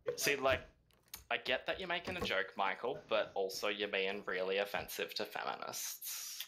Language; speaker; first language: English; native; English